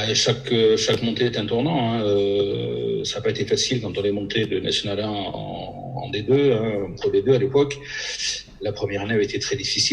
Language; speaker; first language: French; native; French